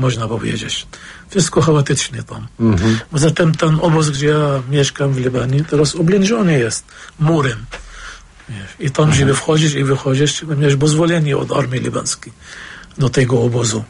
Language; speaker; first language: Polish; non-native, fluent; Arabic